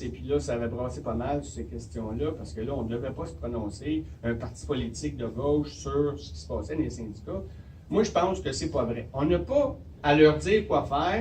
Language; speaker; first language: French; native; French